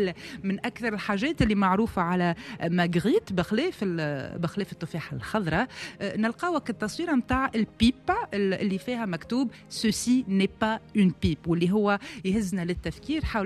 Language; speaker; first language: Arabic; native; Arabic